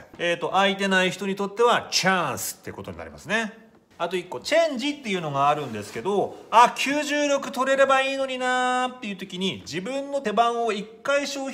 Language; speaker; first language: Japanese; native; Japanese